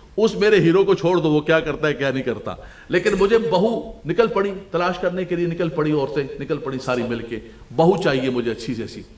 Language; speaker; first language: Urdu; non-native, local second language; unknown